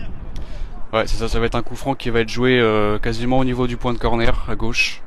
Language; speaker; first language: French; native; French